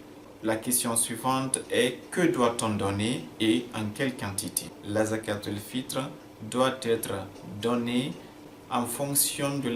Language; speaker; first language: French; non-native, local second language; Fula